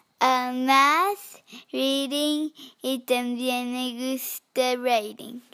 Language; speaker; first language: Spanish; early bilingual, heritage; English